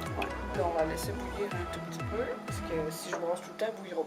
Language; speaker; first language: French; native; French